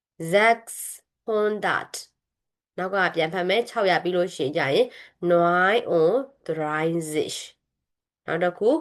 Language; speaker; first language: Burmese; native; Burmese